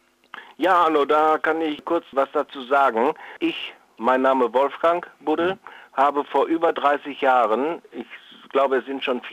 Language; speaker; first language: German; native; German